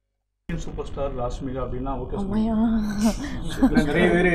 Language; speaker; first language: Tamil; native; Tamil